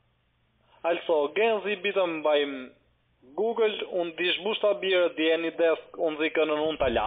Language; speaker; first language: German; non-native, learner; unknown